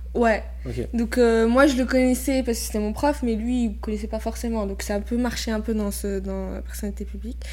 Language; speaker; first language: French; non-native, local second language; Arabic